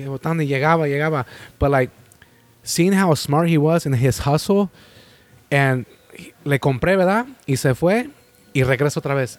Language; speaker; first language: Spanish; native; Spanish